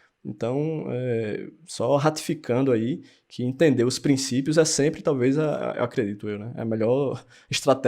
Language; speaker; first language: Portuguese; native; Portuguese